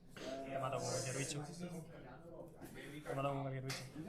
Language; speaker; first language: Spanish; native; Spanish